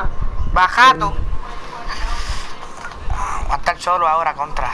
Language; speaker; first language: Spanish; native; Spanish